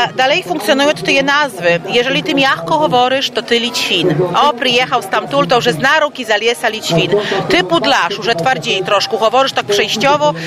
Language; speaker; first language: Ukrainian; native; Ukrainian